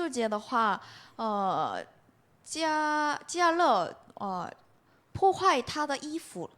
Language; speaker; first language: Chinese; non-native, learner; Korean